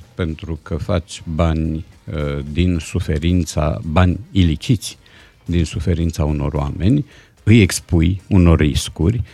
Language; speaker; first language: Romanian; native; Romanian